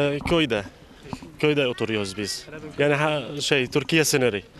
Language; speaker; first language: Turkish; non-native, learner; Arabic